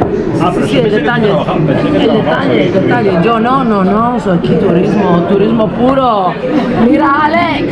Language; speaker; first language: Spanish; non-native, learner; Italian